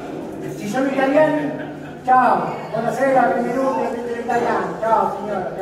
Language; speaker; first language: Portuguese; non-native, learner; Spanish